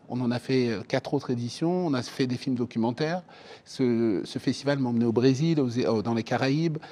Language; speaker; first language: French; early bilingual, other home language; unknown